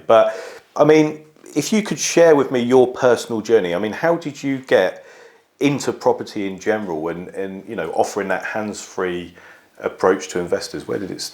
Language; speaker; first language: English; native; English